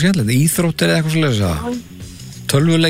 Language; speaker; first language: Icelandic; native; Icelandic